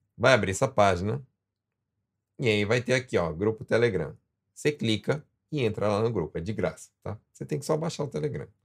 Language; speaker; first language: Portuguese; native; Portuguese